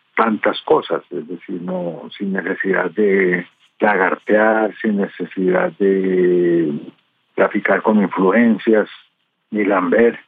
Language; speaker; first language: Spanish; native; Spanish